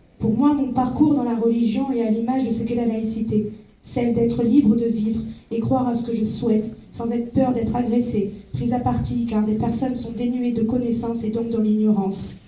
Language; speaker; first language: French; early bilingual, other home language; Arabic